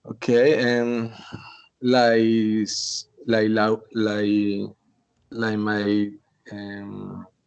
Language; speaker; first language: English; non-native, learner; Spanish